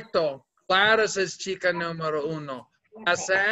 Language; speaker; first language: Spanish; non-native, fluent; English